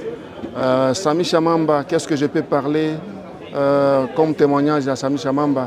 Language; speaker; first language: French; non-native, local second language; Swahili